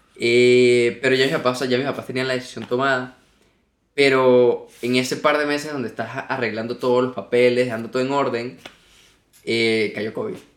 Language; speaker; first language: Spanish; native; Spanish